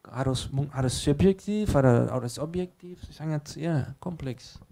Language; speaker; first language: Indonesian; non-native, learner; Dutch